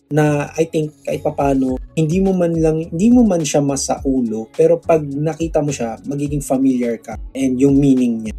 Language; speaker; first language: Filipino; non-native, local second language; Cebuano